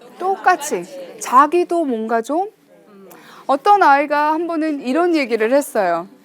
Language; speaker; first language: Korean; early bilingual, heritage; Korean